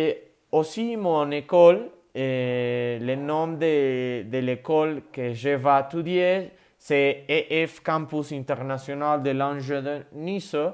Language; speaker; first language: French; non-native, learner; Spanish